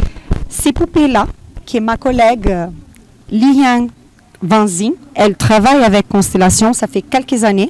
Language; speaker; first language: French; non-native, fluent; Portuguese